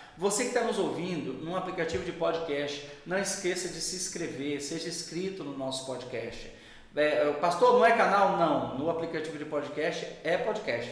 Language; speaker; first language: Portuguese; native; Portuguese